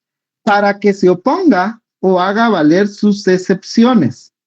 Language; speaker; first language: Spanish; native; Spanish